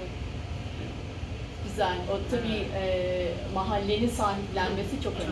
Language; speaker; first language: Turkish; native; Turkish